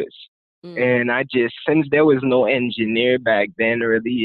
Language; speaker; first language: English; non-native, fluent; Haitian Creole